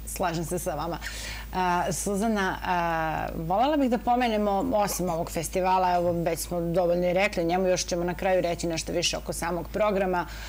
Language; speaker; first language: Bosnian; native; Bosnian